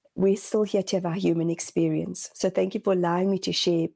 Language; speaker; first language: English; native; English